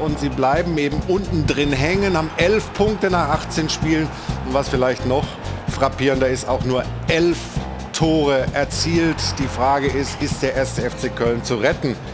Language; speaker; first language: German; native; German